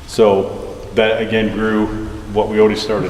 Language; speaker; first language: English; native; English